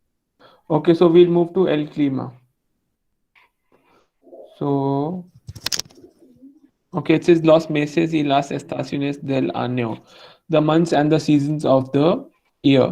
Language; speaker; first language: Spanish; non-native, fluent; Hindi